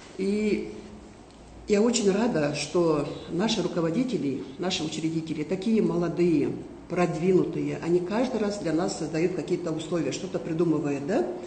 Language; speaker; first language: Russian; non-native, local second language; Kazakh